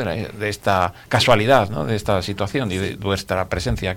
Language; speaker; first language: Spanish; native; Spanish